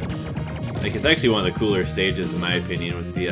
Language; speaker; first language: English; native; English